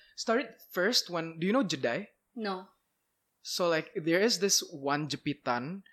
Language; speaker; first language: English; non-native, fluent; Malay